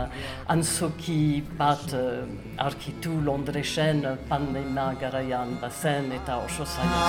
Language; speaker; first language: Basque; non-native, learner; English